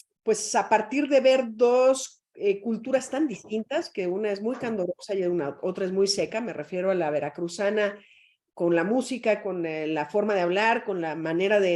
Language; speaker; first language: Spanish; native; Spanish